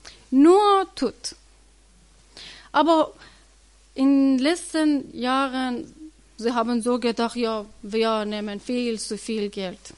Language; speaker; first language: German; non-native, learner; Persian